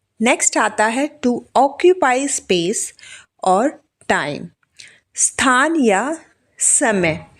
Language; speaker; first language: Hindi; native; Hindi